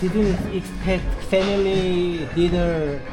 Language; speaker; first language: English; non-native, learner; Korean